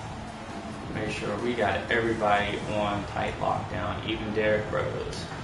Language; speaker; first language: English; native; English